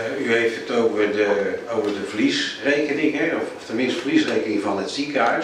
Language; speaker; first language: Dutch; native; Dutch